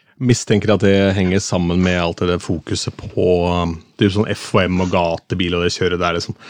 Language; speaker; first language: Norwegian; native; Norwegian